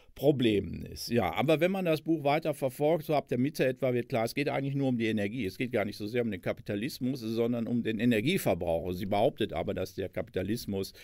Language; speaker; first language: German; native; German